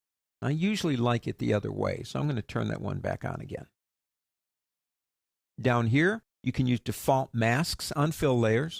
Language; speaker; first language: English; native; English